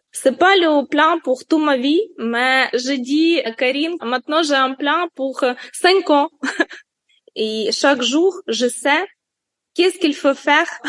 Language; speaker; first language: French; non-native, learner; Ukrainian